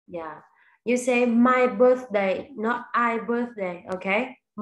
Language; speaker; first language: English; non-native, fluent; Vietnamese